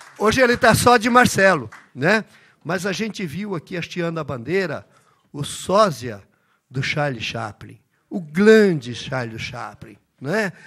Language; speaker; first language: Portuguese; early bilingual, other home language; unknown